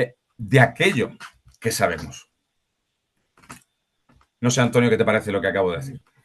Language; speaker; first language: Spanish; native; Spanish